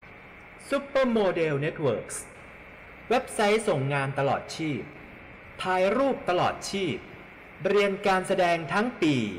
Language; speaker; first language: Thai; native; Thai